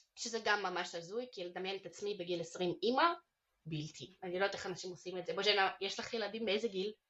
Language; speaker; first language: Hebrew; early bilingual, other home language; Russian